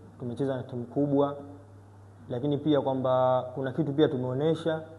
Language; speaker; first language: Swahili; native; Swahili